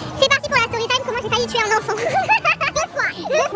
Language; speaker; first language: French; native; French